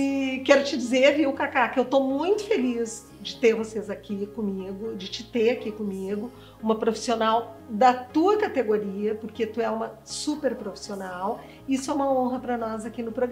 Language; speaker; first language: Portuguese; native; Portuguese